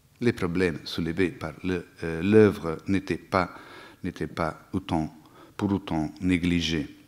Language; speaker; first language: French; non-native, fluent; Italian